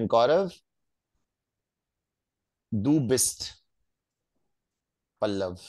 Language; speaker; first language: German; non-native, fluent; Hindi